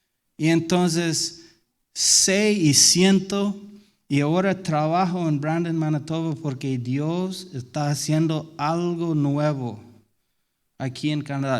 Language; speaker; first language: Spanish; non-native, fluent; English